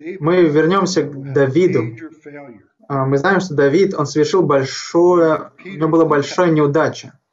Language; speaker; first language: Russian; native; Russian